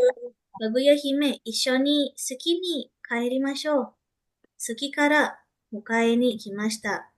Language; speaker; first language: Japanese; non-native, learner; Indonesian